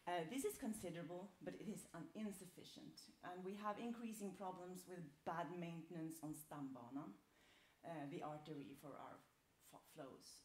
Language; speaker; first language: English; non-native, fluent; Swedish